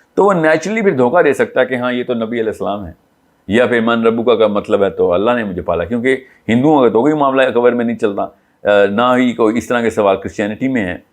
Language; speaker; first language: Urdu; native; Urdu